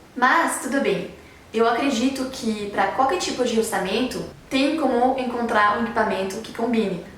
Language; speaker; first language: Portuguese; non-native, fluent; French